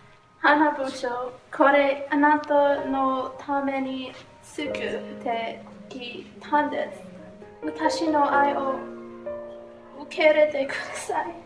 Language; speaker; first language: Japanese; non-native, learner; English